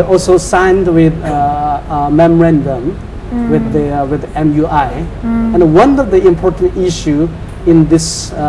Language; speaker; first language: English; non-native, fluent; Chinese